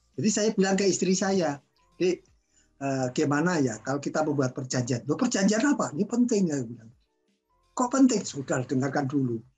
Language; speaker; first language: Indonesian; non-native, local second language; Javanese